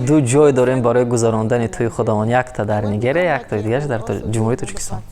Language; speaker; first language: Persian; non-native, fluent; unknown